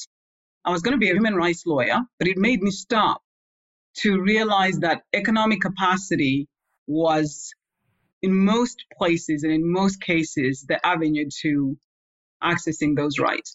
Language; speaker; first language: English; non-native, local second language; Shona